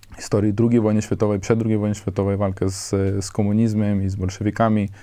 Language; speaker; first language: Polish; non-native, fluent; Hebrew